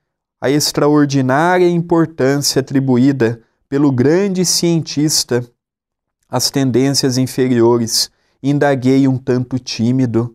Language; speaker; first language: Portuguese; native; Portuguese